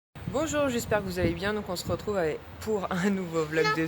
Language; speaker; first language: French; native; French